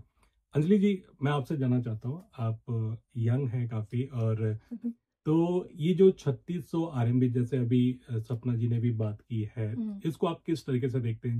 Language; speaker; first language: Hindi; native; Hindi